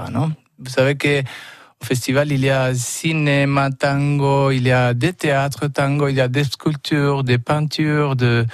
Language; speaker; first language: French; non-native, learner; Spanish